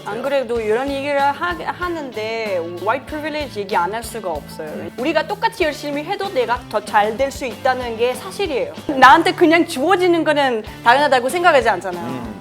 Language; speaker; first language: Korean; non-native, fluent; English